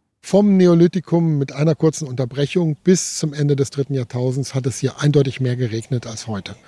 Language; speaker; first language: German; native; German